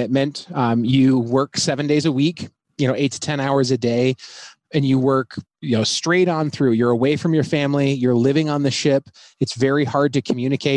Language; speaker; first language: English; native; English